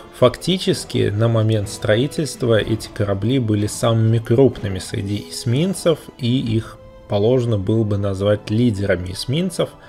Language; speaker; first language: Russian; native; Russian